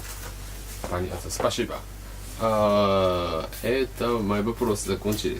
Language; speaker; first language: Russian; non-native, learner; Japanese